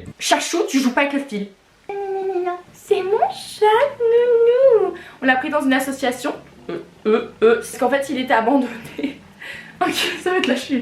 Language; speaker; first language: French; native; French